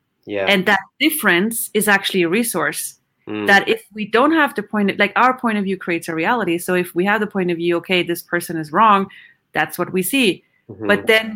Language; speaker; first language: English; non-native, fluent; German